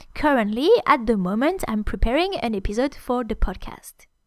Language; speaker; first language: English; non-native, fluent; French